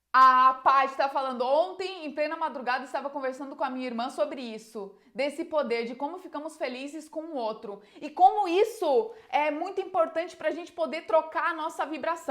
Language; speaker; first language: Portuguese; native; Portuguese